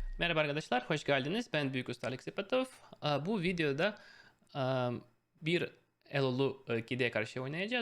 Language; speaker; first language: Turkish; non-native, fluent; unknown